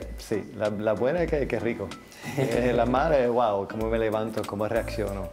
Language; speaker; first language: Spanish; non-native, fluent; English